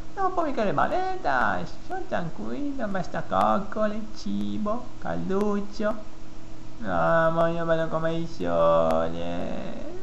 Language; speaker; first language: Italian; native; Italian